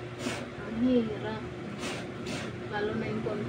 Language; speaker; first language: Filipino; native; Filipino